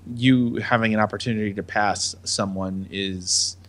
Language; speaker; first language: English; native; English